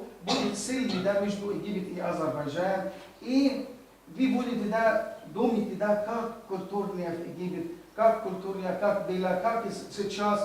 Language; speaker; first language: Russian; non-native, learner; Arabic